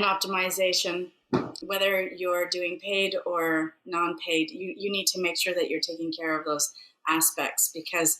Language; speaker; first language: English; native; English